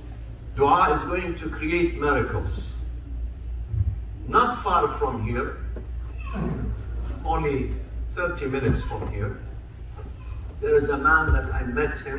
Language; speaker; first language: English; non-native, fluent; Arabic